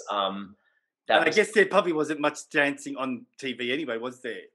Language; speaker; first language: English; native; English